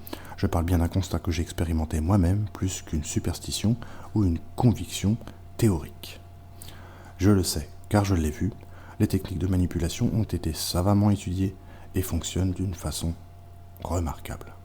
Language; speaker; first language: French; native; French